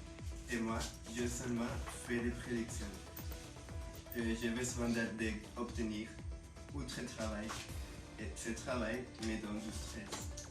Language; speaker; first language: French; non-native, learner; Spanish